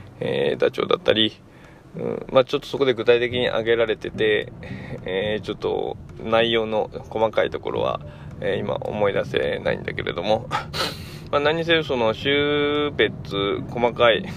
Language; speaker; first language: Japanese; native; Japanese